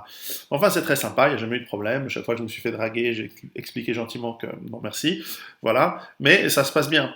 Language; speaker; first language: French; native; French